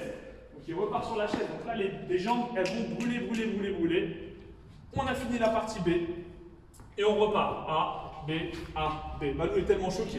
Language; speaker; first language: French; native; French